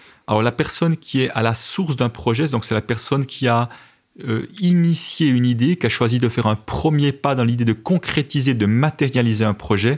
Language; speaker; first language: French; native; French